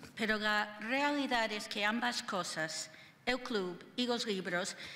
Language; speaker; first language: Spanish; non-native, fluent; English